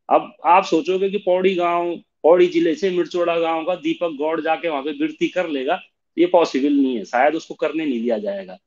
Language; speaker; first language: Hindi; native; Hindi